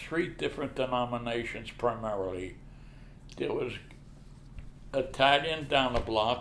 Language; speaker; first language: English; early bilingual, other home language; Yiddish